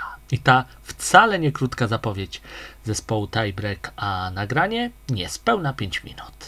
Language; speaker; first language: Polish; native; Polish